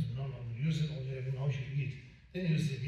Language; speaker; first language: Russian; non-native, learner; Tibetan